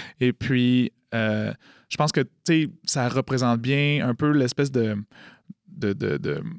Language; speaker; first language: French; native; French